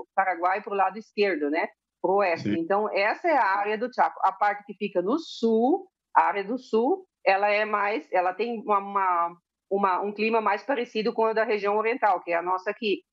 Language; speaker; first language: Portuguese; early bilingual, heritage; Spanish